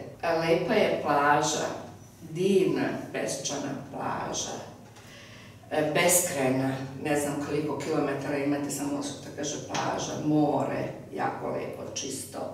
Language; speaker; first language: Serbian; early bilingual, heritage; Serbian